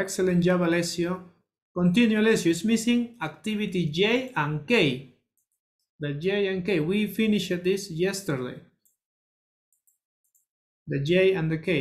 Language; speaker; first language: English; non-native, learner; Spanish